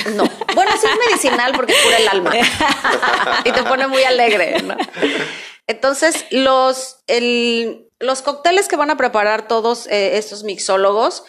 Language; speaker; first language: Spanish; native; Spanish